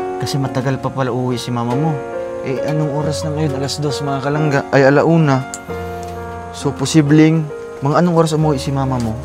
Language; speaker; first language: Filipino; non-native, local second language; Cebuano